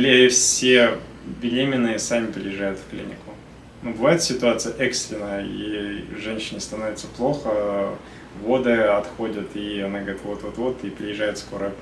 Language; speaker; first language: Russian; native; Russian